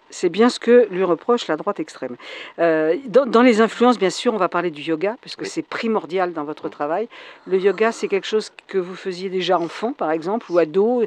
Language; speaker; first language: French; native; French